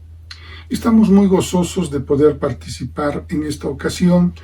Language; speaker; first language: Spanish; native; Spanish